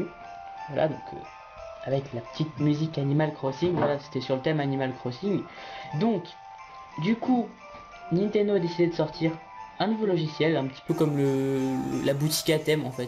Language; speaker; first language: French; native; French